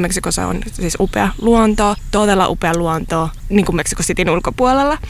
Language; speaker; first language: Finnish; early bilingual, heritage; Finnish